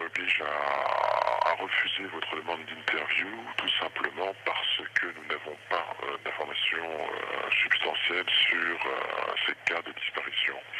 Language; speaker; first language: French; native; French